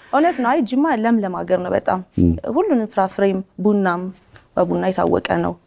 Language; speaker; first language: Amharic; native; Amharic